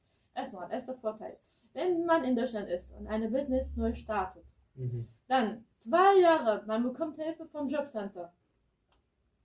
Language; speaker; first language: German; early bilingual, other home language; Kurdish